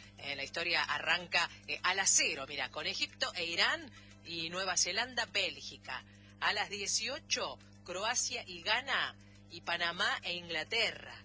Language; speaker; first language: Spanish; native; Spanish